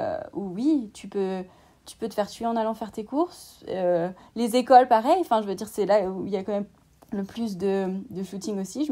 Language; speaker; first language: French; native; French